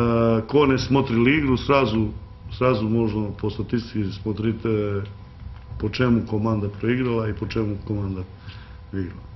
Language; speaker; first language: Russian; non-native, learner; Serbian